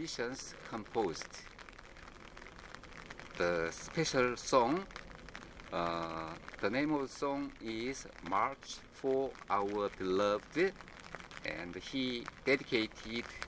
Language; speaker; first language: English; non-native, fluent; Korean